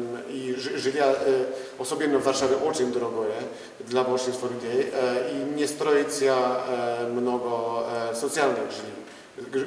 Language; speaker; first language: Russian; non-native, learner; Polish